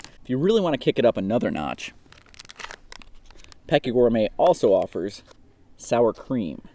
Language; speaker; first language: English; native; English